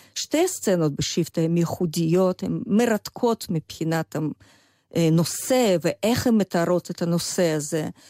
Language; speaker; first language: Hebrew; non-native, fluent; Russian